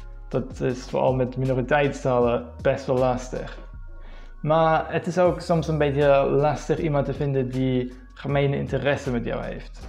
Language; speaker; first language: Dutch; non-native, fluent; English